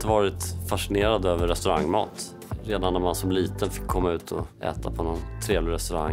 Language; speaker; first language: Swedish; native; Swedish